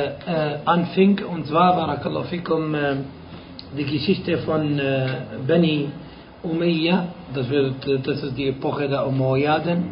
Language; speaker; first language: German; non-native, fluent; Arabic